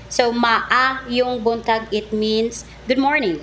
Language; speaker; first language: English; non-native, local second language; Cebuano